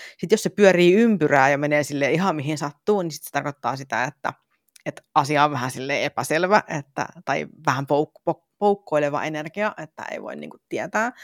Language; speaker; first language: Finnish; native; Finnish